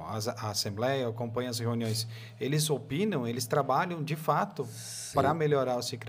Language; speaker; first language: Portuguese; native; Portuguese